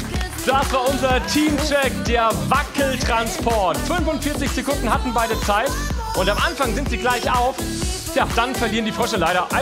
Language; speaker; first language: German; native; German